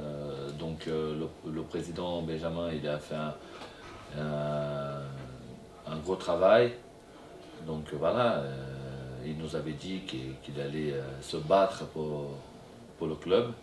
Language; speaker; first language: French; non-native, fluent; Portuguese